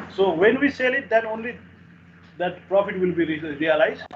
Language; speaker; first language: English; non-native, local second language; Nepali